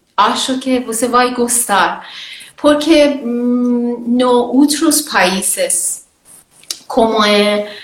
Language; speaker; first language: Portuguese; non-native, learner; Persian